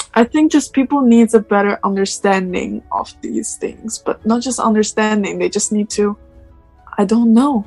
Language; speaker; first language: English; non-native, fluent; Chinese